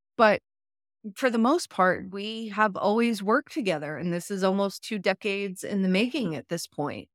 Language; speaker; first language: English; early bilingual, other home language; Italian